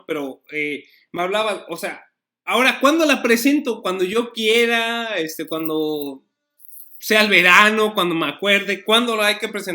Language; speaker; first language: Spanish; native; Spanish